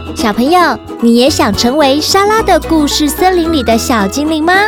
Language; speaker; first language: Chinese; native; Chinese